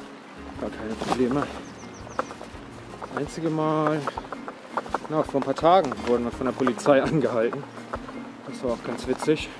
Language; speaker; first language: German; native; German